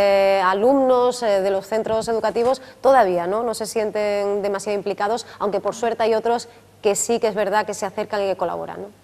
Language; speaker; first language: Spanish; native; Spanish